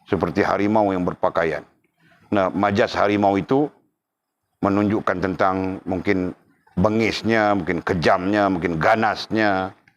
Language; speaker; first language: Malay; native; Malay